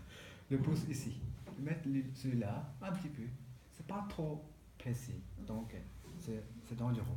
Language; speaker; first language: French; non-native, learner; Tibetan